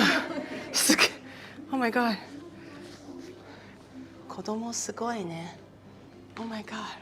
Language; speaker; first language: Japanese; non-native, learner; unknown